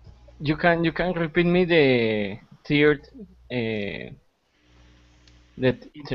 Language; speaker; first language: English; non-native, learner; Spanish